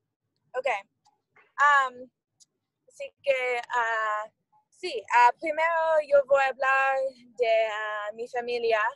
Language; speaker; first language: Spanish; non-native, learner; English